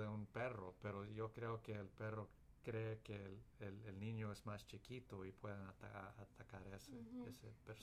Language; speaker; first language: Spanish; early bilingual, heritage; Spanish